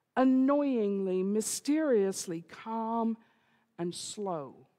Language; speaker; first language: English; native; English